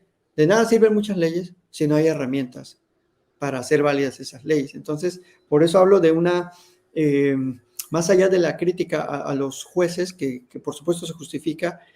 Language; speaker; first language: Spanish; native; Spanish